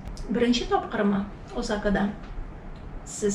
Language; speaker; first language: Turkish; non-native, learner; Tatar